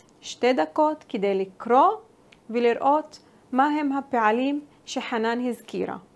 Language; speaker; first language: Hebrew; non-native, local second language; Arabic